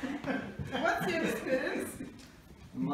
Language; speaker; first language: English; non-native, learner; Russian